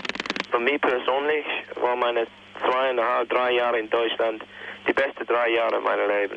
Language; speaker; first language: German; non-native, learner; English